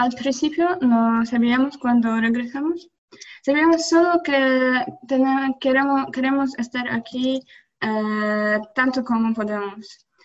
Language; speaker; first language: Spanish; non-native, learner; Polish